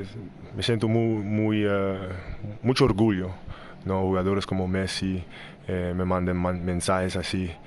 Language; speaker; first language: Spanish; non-native, learner; English